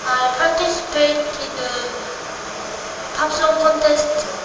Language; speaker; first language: English; non-native, learner; Korean